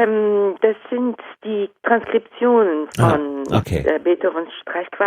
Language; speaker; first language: German; non-native, fluent; Japanese